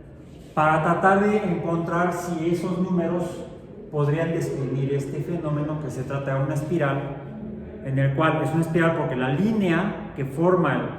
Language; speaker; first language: Spanish; native; Spanish